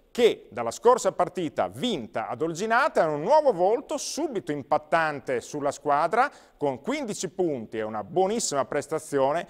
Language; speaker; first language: Italian; native; Italian